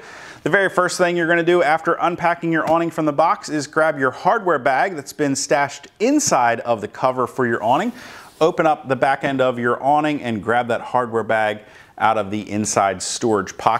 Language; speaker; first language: English; native; English